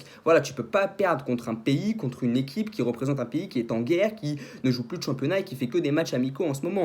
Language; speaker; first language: French; native; French